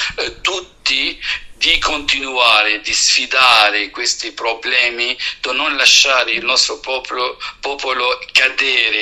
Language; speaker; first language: Italian; non-native, fluent; Arabic